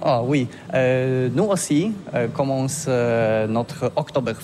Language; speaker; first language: French; non-native, learner; Polish